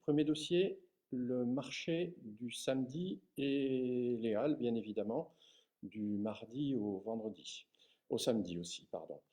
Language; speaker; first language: French; native; French